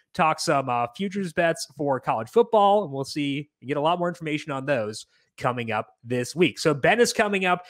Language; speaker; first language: English; native; English